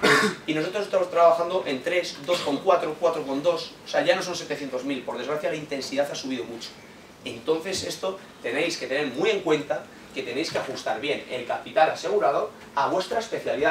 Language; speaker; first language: Spanish; native; Spanish